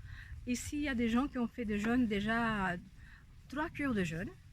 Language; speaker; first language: French; non-native, fluent; Portuguese